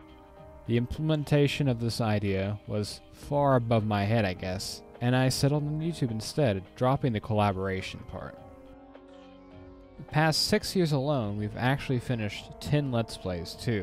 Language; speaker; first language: English; native; English